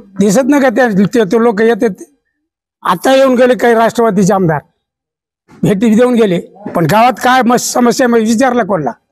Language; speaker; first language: Marathi; non-native, local second language; Lambadi